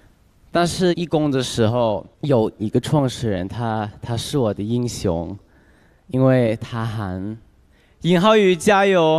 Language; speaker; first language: Chinese; non-native, learner; Thai